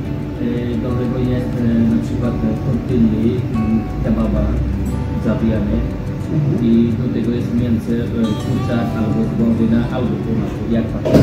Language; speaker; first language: Polish; non-native, learner; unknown